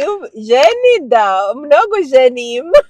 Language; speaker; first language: Macedonian; non-native, learner; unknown